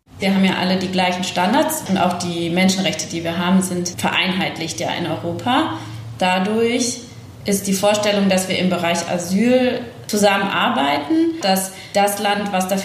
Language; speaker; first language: German; native; German